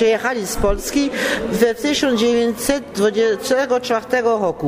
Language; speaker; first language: Polish; early bilingual, heritage; Polish